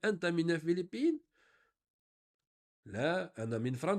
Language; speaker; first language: Arabic; non-native, fluent; French